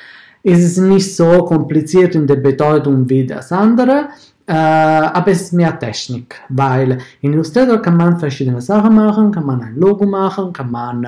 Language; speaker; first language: German; non-native, fluent; Italian